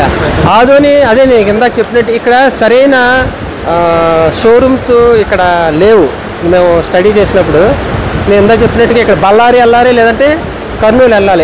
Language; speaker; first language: Telugu; native; Telugu